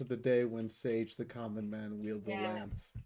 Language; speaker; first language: English; native; English